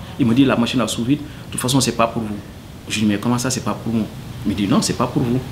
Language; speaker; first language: French; non-native, local second language; Wolof